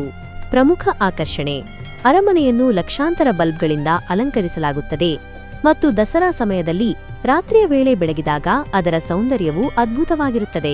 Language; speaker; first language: Kannada; native; Kannada